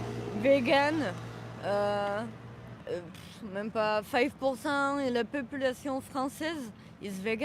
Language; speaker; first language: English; non-native, learner; French